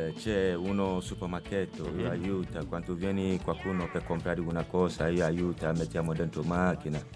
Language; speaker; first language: Italian; non-native, learner; Akan